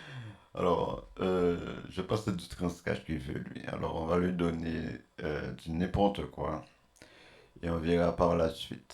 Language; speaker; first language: French; native; French